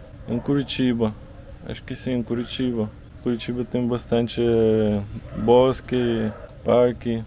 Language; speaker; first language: Portuguese; non-native, learner; Russian